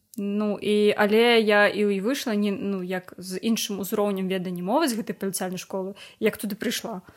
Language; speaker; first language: Belarusian; non-native, local second language; Russian